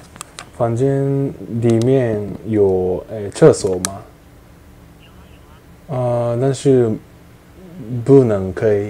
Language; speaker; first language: Chinese; non-native, learner; Japanese